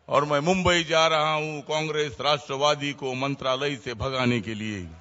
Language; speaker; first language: Hindi; non-native, local second language; Marathi